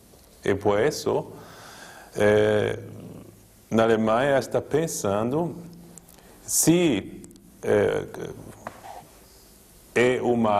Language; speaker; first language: Portuguese; non-native, learner; German